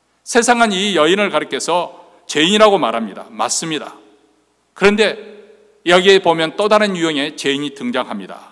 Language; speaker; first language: Korean; native; Korean